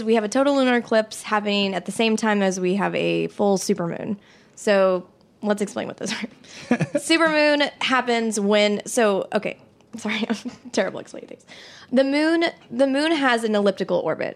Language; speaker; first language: English; native; English